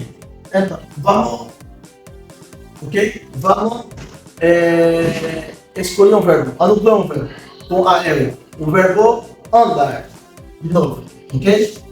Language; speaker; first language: Portuguese; non-native, fluent; Haitian Creole